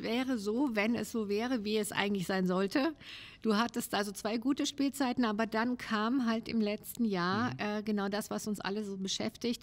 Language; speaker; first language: German; native; German